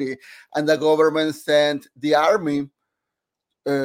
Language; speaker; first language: English; non-native, fluent; Spanish